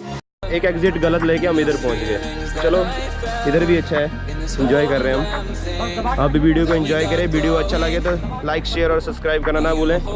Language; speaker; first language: Hindi; native; Hindi